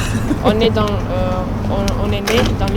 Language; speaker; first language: French; non-native, learner; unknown